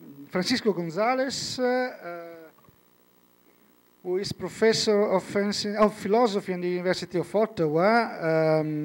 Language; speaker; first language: English; non-native, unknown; Italian